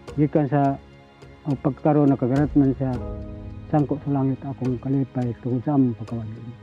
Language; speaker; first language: Cebuano; non-native, local second language; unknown